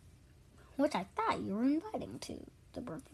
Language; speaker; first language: English; native; English